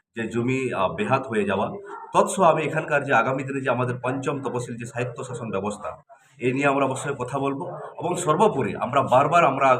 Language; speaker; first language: Bangla; non-native, local second language; Santali